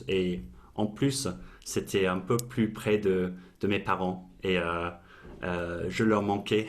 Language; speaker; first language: French; non-native, fluent; English